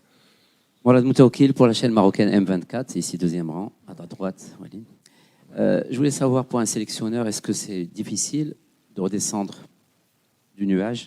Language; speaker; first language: French; non-native, local second language; Arabic